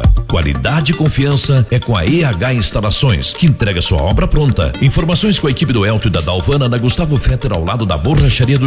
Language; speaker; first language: Portuguese; native; Portuguese